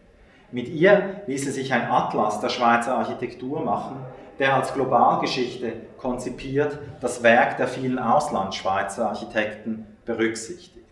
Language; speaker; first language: German; native; German